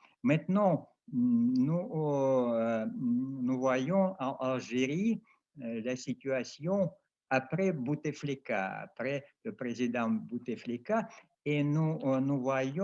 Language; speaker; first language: French; non-native, fluent; Russian